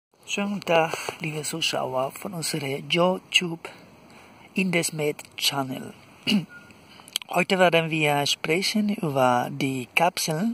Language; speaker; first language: German; non-native, fluent; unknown